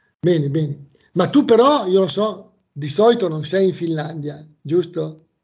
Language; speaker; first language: Italian; native; Italian